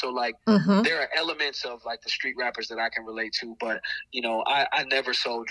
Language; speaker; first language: English; native; English